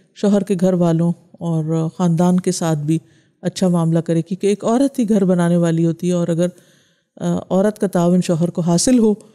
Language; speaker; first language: Urdu; native; Urdu